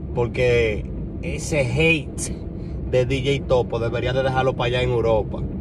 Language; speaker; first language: Spanish; native; Spanish